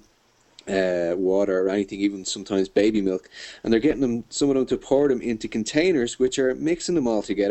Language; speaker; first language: English; native; English